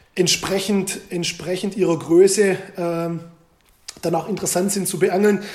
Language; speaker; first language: German; native; German